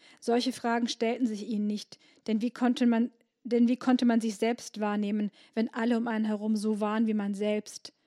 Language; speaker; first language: German; early bilingual, other home language; Turkish